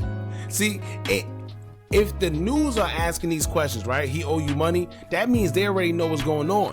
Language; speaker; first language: English; native; English